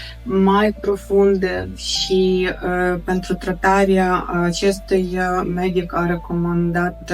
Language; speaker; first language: Romanian; non-native, learner; Ukrainian